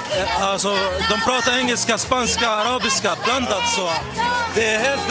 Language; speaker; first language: Swedish; non-native, learner; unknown